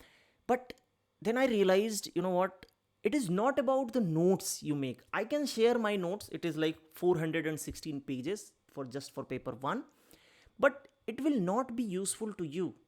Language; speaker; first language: English; non-native, local second language; Hindi